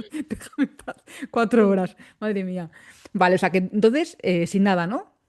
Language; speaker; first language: Spanish; native; Spanish